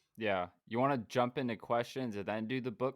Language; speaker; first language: English; native; English